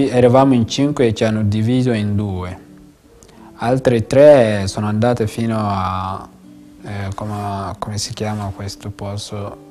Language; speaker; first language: Italian; non-native, fluent; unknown